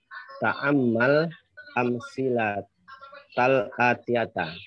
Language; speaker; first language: Arabic; non-native, learner; Indonesian